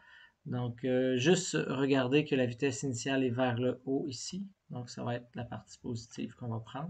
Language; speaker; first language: French; native; French